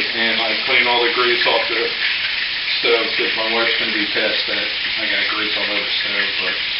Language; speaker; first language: English; native; English